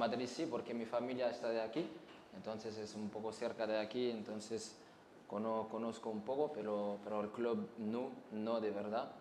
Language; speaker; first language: Spanish; non-native, learner; French